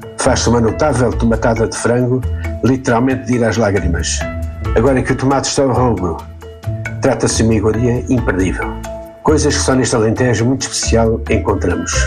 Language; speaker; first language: Portuguese; native; Portuguese